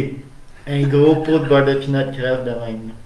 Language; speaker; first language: French; native; French